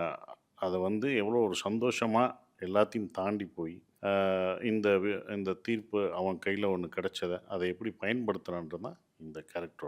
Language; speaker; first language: Tamil; native; Tamil